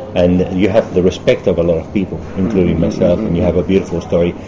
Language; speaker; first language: English; early bilingual, other home language; German